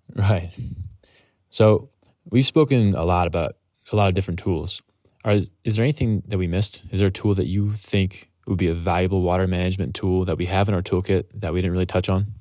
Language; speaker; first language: English; native; English